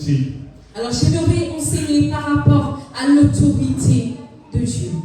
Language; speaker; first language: French; non-native, local second language; Ewe